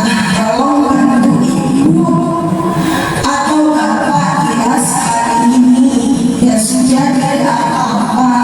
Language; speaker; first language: Indonesian; native; Indonesian